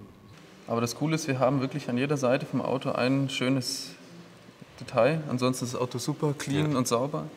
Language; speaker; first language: German; native; German